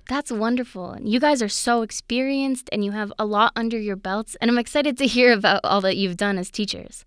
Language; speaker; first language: English; native; English